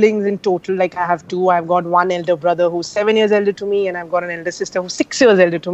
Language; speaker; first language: English; non-native, local second language; Hindi